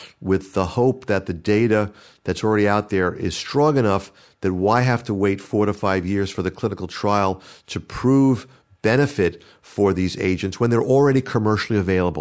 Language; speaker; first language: English; native; English